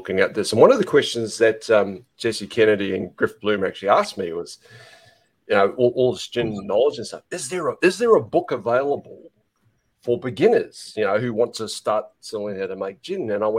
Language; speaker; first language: English; native; English